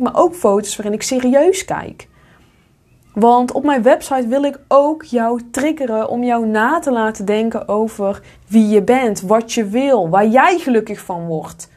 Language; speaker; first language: Dutch; native; Dutch